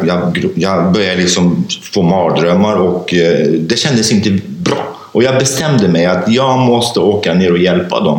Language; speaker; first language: Swedish; non-native, fluent; Kurdish